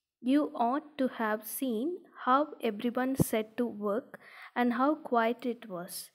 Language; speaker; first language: English; non-native, local second language; Tamil